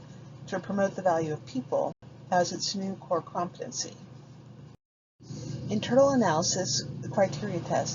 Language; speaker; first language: English; native; English